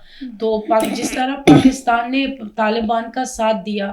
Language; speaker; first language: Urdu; non-native, fluent; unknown